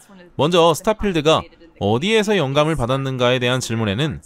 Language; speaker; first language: Korean; native; Korean